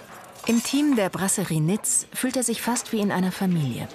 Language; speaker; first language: German; native; German